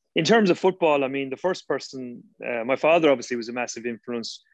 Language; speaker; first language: English; native; English